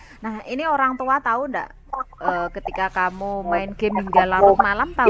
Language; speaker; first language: Indonesian; native; Indonesian